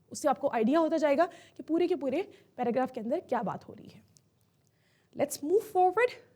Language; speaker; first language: Urdu; native; Urdu